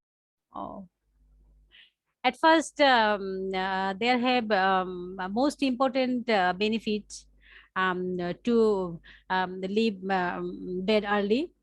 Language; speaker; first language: English; non-native, learner; Bangla